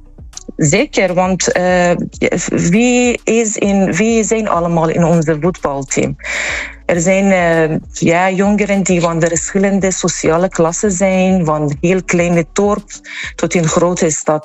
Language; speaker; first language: Dutch; non-native, fluent; Persian